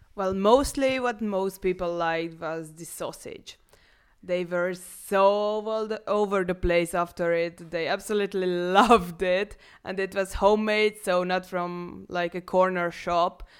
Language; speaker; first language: English; non-native, fluent; Hungarian